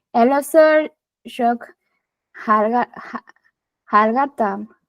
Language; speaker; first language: Hungarian; non-native, learner; Spanish